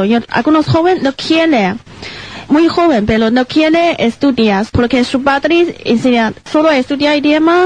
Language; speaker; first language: Spanish; non-native, learner; Chinese